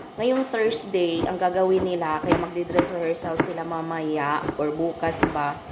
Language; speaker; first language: Filipino; non-native, local second language; Cebuano